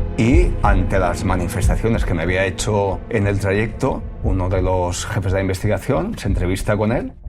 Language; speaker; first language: Spanish; native; Spanish